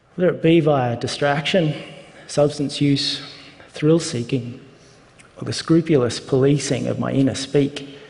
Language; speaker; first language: English; native; English